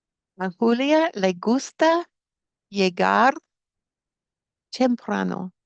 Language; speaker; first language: Spanish; non-native, fluent; English